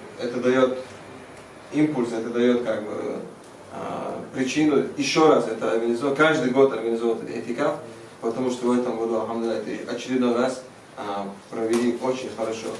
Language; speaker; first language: Russian; non-native, local second language; Chechen